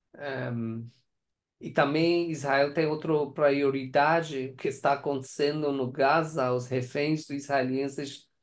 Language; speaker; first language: Portuguese; non-native, fluent; Persian